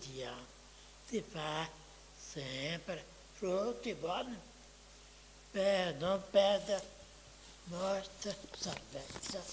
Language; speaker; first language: Italian; non-native, fluent; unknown